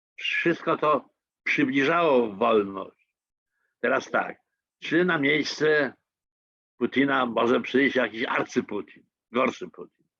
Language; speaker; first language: Polish; native; Polish